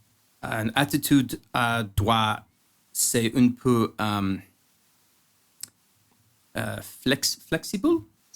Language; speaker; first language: French; non-native, learner; English